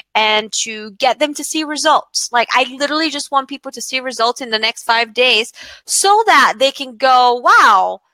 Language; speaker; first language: English; non-native, fluent; Bulgarian